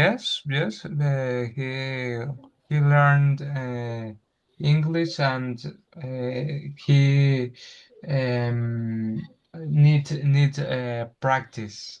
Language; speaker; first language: English; non-native, learner; Spanish